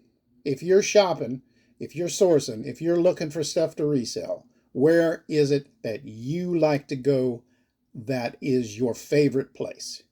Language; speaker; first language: English; native; English